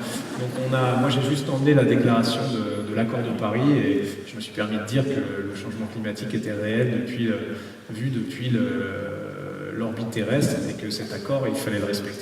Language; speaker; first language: French; native; French